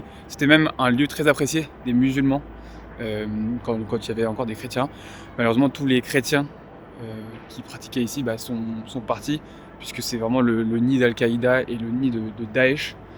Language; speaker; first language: French; native; French